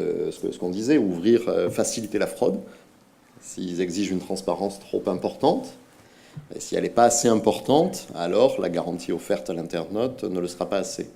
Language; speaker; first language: French; native; French